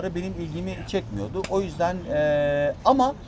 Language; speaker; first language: Turkish; native; Turkish